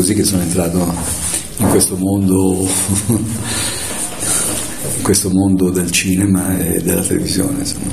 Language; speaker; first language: Italian; native; Italian